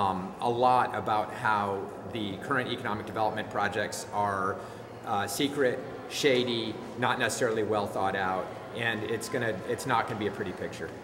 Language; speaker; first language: English; native; English